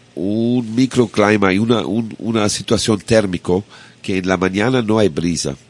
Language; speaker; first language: Spanish; non-native, learner; German